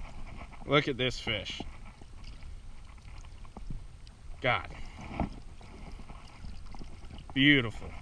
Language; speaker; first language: English; native; English